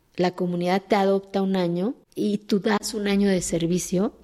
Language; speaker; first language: Spanish; early bilingual, other home language; Zapotec